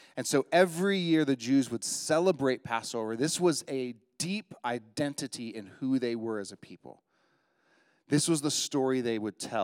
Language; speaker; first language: English; native; English